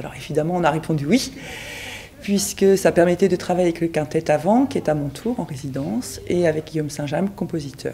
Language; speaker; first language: French; native; French